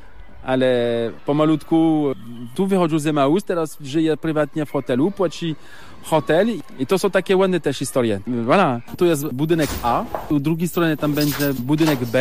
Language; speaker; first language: Polish; non-native, learner; French